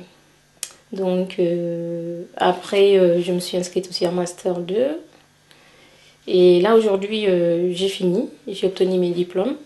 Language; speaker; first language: French; non-native, local second language; Wolof